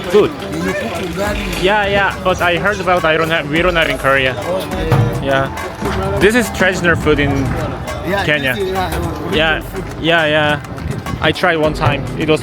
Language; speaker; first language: English; non-native, learner; Korean